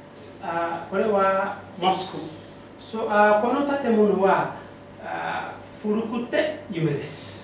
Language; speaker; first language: Japanese; non-native, learner; Mossi